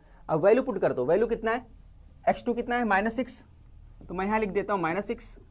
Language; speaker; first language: Hindi; native; Hindi